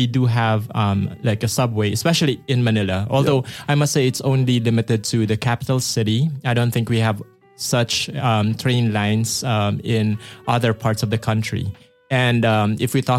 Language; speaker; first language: English; non-native, local second language; Filipino